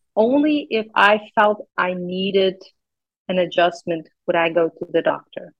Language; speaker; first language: English; non-native, local second language; Afrikaans